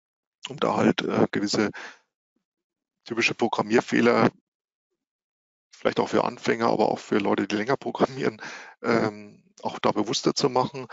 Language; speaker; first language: German; native; German